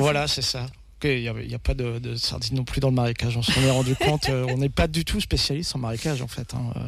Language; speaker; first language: French; native; French